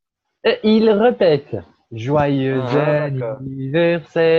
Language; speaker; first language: French; non-native, fluent; Portuguese